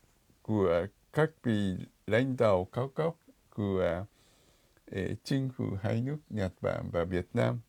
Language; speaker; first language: Vietnamese; non-native, fluent; Japanese